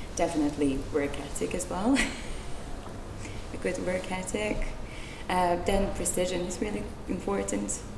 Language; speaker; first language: English; non-native, fluent; Serbian